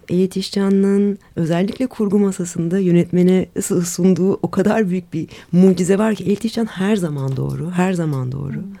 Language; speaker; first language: Turkish; native; Turkish